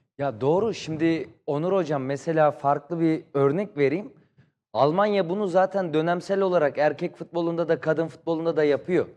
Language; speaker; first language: Turkish; native; Turkish